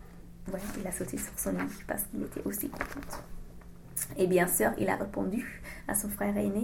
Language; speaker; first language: French; non-native, learner; English